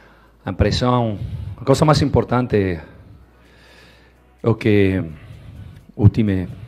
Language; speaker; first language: Portuguese; non-native, fluent; Spanish